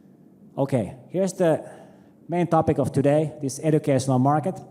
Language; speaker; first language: English; non-native, fluent; Finnish